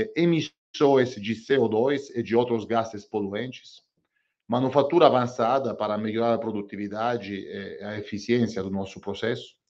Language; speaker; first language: Portuguese; non-native, fluent; Italian